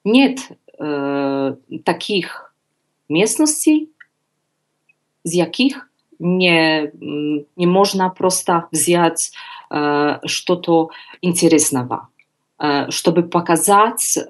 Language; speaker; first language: Russian; non-native, learner; Polish